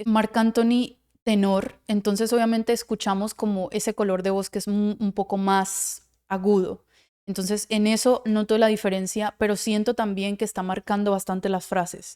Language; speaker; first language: Spanish; native; Spanish